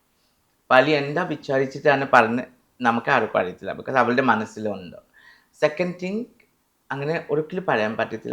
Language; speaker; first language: Malayalam; non-native, local second language; Assamese